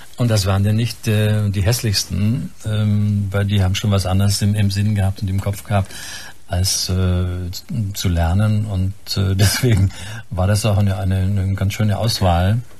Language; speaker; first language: German; native; German